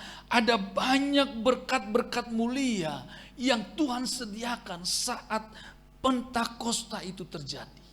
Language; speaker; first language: Indonesian; native; Indonesian